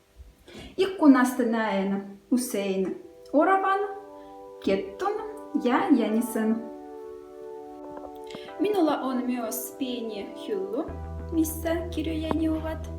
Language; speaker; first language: Finnish; non-native, learner; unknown